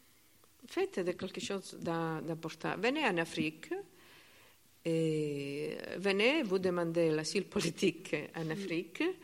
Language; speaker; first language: French; non-native, learner; Italian